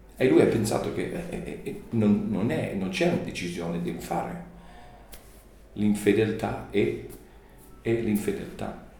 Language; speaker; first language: Italian; non-native, learner; English